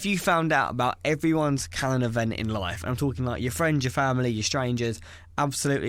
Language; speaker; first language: English; native; English